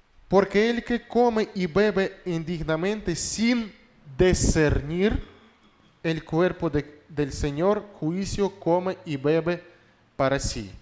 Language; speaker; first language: Spanish; non-native, fluent; Russian